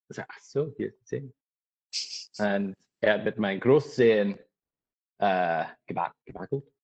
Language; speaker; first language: German; non-native, learner; English